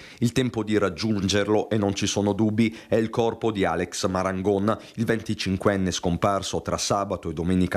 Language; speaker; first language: Italian; native; Italian